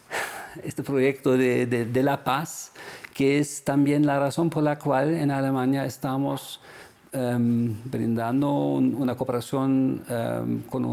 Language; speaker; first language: Spanish; non-native, fluent; German